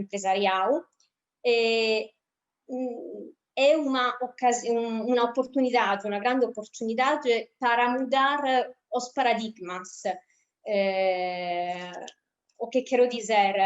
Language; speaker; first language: Portuguese; non-native, fluent; Italian